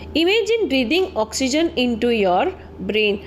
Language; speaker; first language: English; non-native, local second language; Gujarati